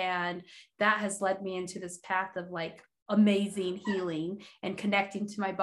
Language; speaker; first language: English; early bilingual, other home language; Haitian Creole